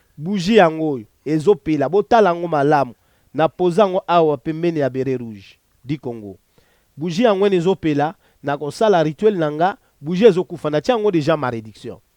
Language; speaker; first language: Lingala; native; Lingala